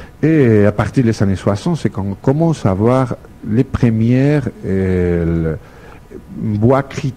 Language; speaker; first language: French; non-native, fluent; Spanish